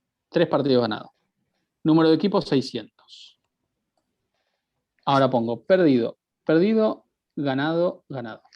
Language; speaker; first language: Spanish; native; Spanish